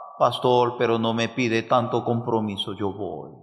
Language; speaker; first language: Spanish; non-native, fluent; Korean